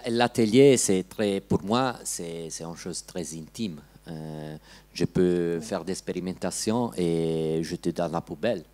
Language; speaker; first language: French; non-native, learner; Italian